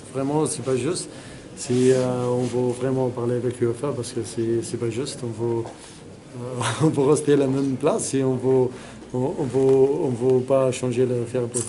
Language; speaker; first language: French; non-native, fluent; Arabic